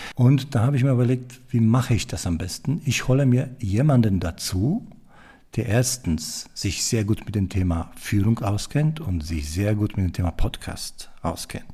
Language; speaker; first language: German; non-native, fluent; Polish